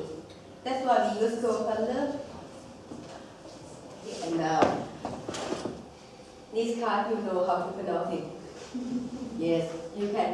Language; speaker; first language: English; non-native, local second language; Thai